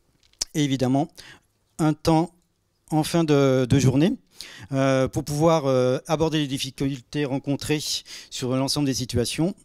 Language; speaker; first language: French; native; French